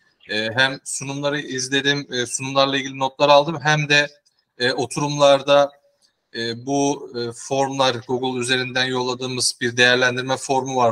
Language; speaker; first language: Turkish; native; Turkish